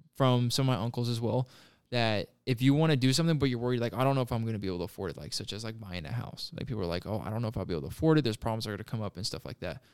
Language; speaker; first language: English; native; English